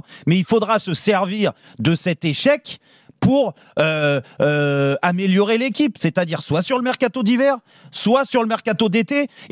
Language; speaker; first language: French; native; French